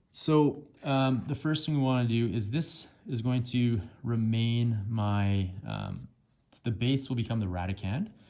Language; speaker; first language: English; native; English